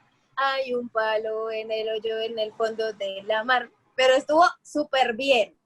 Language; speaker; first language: Spanish; native; Spanish